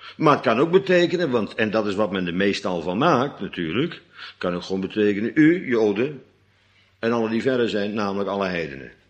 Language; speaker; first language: Dutch; native; Dutch